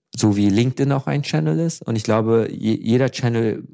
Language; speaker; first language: German; native; German